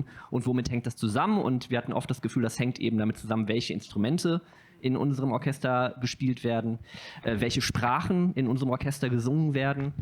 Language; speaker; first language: German; native; German